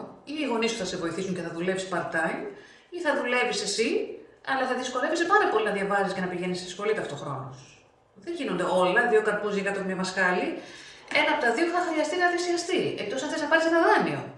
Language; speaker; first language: Greek; native; Greek